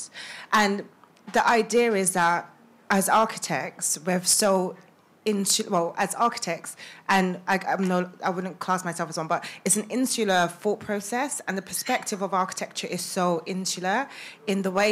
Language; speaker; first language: English; native; English